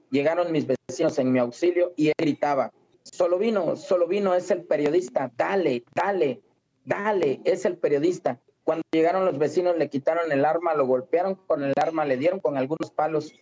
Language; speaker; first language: Spanish; native; Spanish